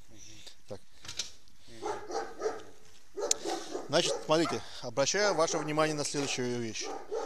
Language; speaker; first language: Russian; native; Russian